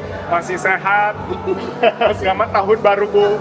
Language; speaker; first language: Indonesian; native; Indonesian